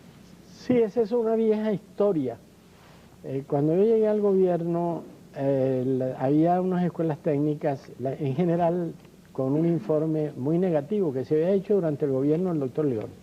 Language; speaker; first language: Spanish; native; Spanish